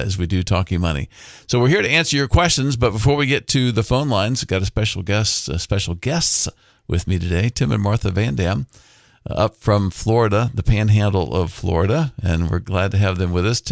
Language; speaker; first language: English; native; English